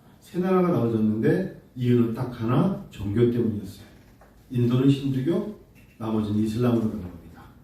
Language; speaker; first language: Korean; native; Korean